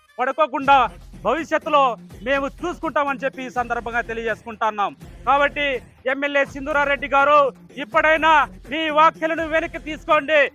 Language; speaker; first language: Telugu; non-native, local second language; Lambadi